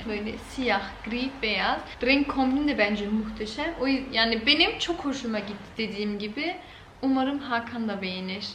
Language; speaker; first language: Turkish; early bilingual, heritage; Turkish